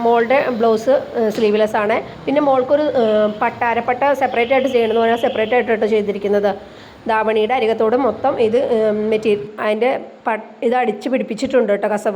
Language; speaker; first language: Malayalam; native; Malayalam